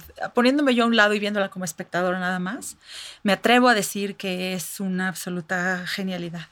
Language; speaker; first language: Spanish; native; Spanish